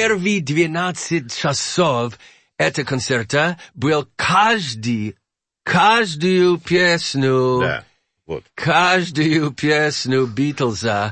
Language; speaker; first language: Russian; non-native, learner; English